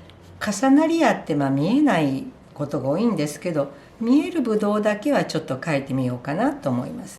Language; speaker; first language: Japanese; native; Japanese